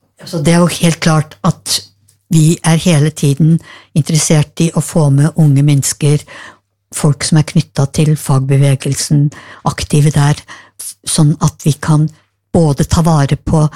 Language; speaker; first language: Norwegian; native; Norwegian